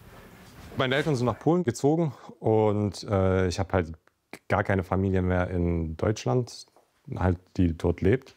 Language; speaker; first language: German; early bilingual, other home language; Polish